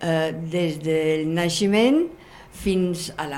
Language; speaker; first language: Catalan; non-native, fluent; German